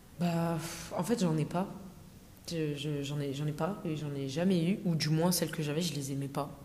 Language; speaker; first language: French; native; French